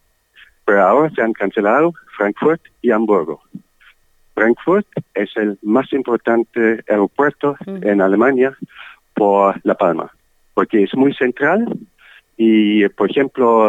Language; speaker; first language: Spanish; non-native, learner; German